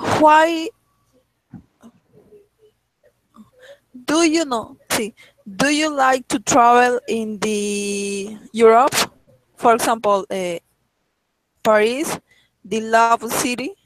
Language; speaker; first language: English; non-native, learner; Spanish